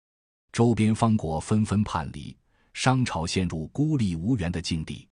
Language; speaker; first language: Chinese; native; Chinese